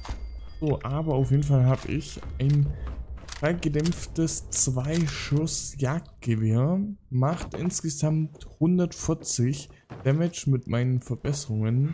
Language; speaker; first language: German; native; German